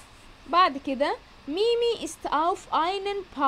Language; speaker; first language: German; non-native, fluent; Arabic